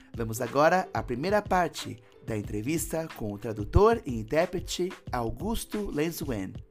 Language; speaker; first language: Portuguese; native; Portuguese